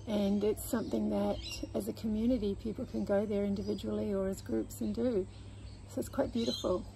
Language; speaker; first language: English; native; English